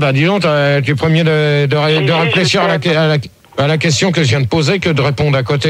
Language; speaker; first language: French; native; French